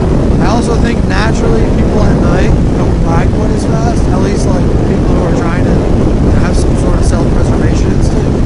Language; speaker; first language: English; native; English